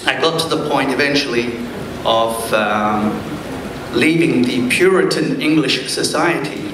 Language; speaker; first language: English; early bilingual, other home language; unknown